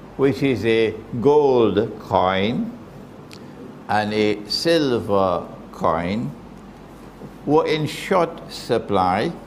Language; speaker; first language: English; native; English